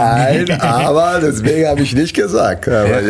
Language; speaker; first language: German; non-native, learner; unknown